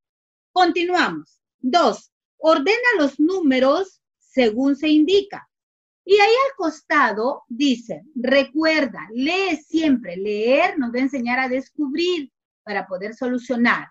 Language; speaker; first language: Spanish; native; Spanish